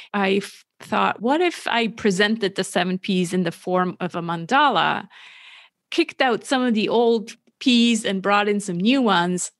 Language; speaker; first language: English; non-native, fluent; German